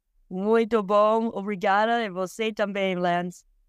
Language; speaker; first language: Portuguese; non-native, learner; English